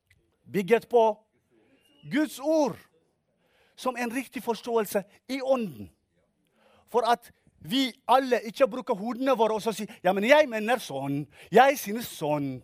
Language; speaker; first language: Norwegian; non-native, fluent; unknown